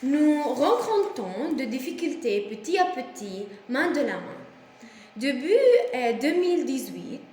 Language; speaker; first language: French; non-native, learner; Arabic